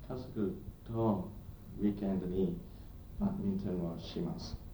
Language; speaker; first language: Japanese; non-native, learner; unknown